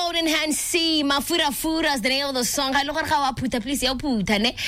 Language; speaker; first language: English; non-native, local second language; Tswana